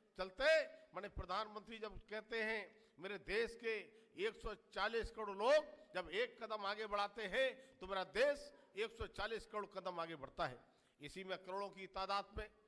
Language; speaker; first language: Hindi; native; Hindi